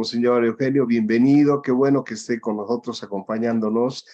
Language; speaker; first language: Spanish; native; Spanish